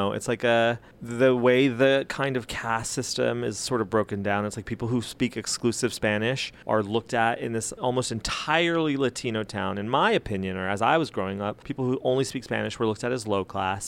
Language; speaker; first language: English; early bilingual, other home language; Spanish